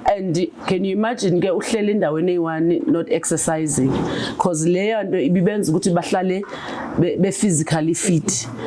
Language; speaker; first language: Zulu; native; Zulu